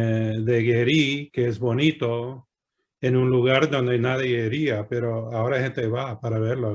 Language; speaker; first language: Spanish; non-native, fluent; English